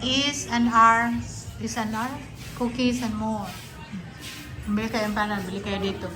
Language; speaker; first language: Filipino; non-native, local second language; Cebuano